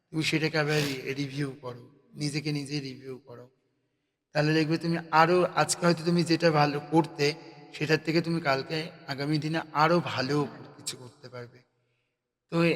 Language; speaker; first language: Bangla; native; Bangla